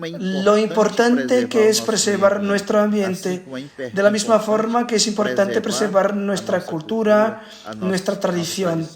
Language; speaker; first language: Spanish; non-native, fluent; Portuguese